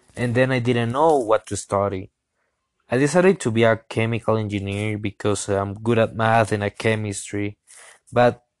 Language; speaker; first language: English; non-native, fluent; Spanish